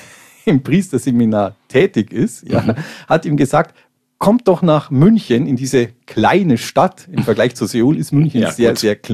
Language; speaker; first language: German; native; German